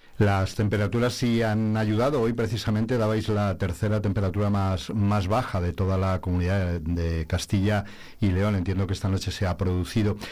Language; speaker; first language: Spanish; native; Spanish